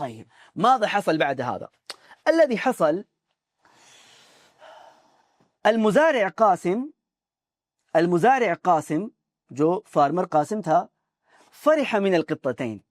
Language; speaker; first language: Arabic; non-native, fluent; Urdu